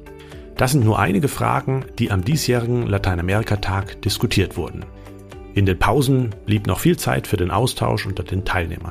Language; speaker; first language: German; native; German